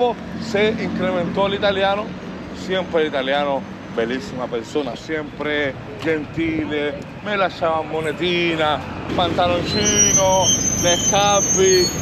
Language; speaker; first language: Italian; non-native, learner; Spanish